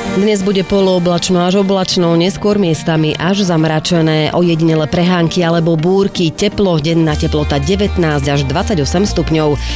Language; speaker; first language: Slovak; native; Slovak